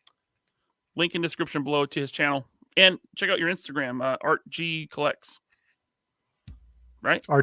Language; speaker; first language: English; native; English